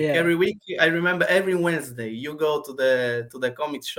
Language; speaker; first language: English; non-native, learner; Italian